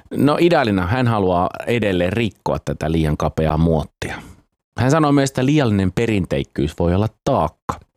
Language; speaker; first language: Finnish; native; Finnish